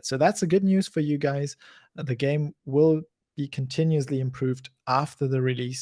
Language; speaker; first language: English; non-native, fluent; German